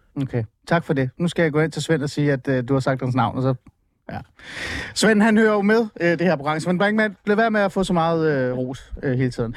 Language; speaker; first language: Danish; early bilingual, other home language; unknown